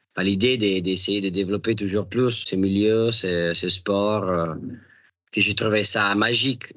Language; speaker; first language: French; non-native, fluent; Italian